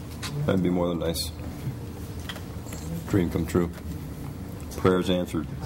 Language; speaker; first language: English; native; English